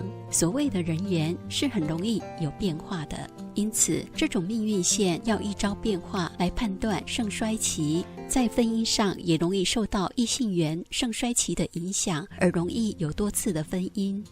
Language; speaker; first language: Chinese; native; Chinese